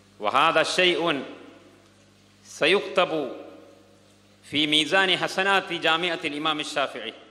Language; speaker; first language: Arabic; non-native, fluent; Malayalam